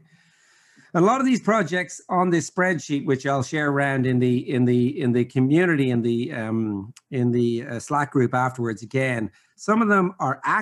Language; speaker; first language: English; native; English